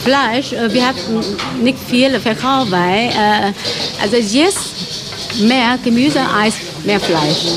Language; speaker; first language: German; non-native, learner; Vietnamese